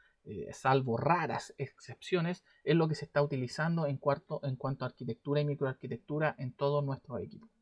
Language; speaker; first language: Spanish; native; Spanish